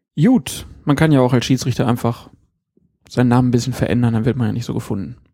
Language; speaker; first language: German; native; German